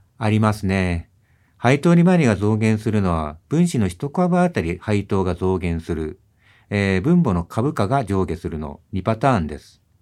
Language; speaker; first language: Japanese; native; Japanese